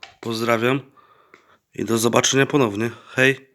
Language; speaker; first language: Polish; native; Polish